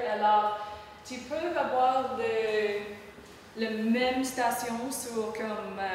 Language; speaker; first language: French; non-native, learner; English